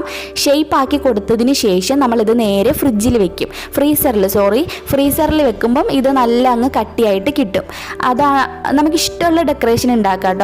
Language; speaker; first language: Malayalam; native; Malayalam